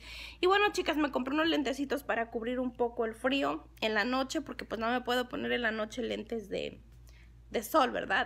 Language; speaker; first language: Spanish; native; Spanish